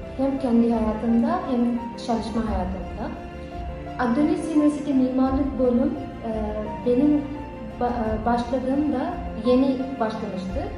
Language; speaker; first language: Turkish; non-native, fluent; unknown